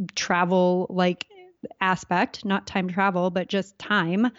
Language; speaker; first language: English; native; English